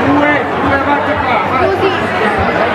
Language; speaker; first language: Italian; native; Italian